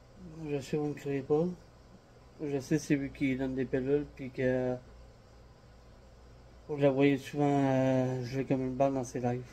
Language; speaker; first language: French; native; French